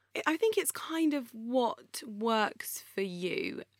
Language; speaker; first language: English; native; English